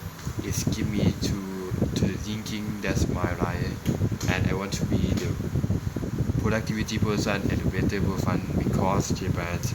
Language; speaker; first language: English; non-native, learner; Thai